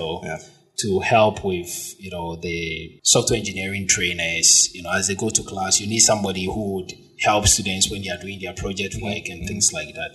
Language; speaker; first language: English; non-native, local second language; Akan